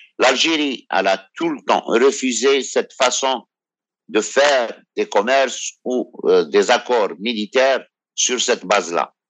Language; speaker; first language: French; non-native, local second language; Arabic